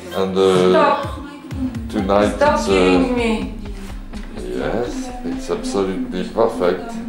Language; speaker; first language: English; non-native, learner; Bulgarian